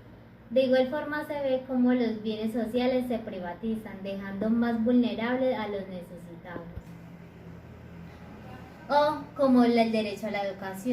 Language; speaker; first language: Spanish; native; Spanish